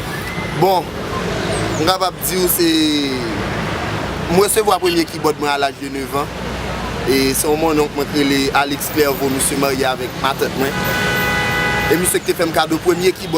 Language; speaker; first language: French; non-native, learner; Haitian Creole